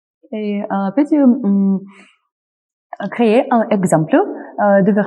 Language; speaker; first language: French; non-native, fluent; Russian